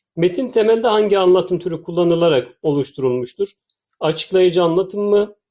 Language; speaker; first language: Turkish; native; Turkish